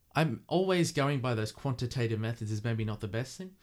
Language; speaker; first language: English; native; English